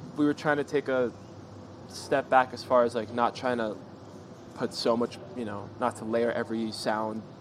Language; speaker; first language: English; native; English